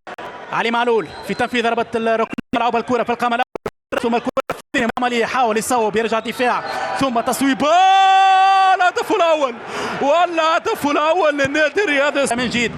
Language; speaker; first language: Arabic; native; Arabic